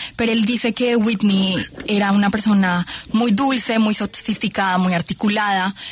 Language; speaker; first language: Spanish; native; Spanish